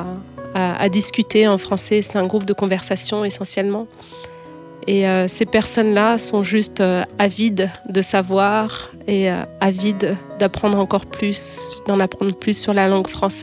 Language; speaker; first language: French; native; French